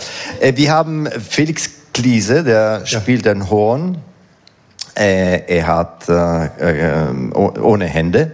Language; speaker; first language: German; non-native, fluent; Italian